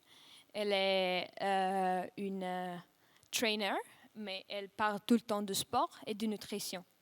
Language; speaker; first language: French; non-native, fluent; Russian